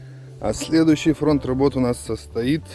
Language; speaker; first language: Russian; native; Russian